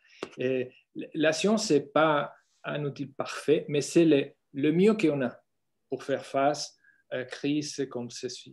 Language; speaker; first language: French; non-native, fluent; Spanish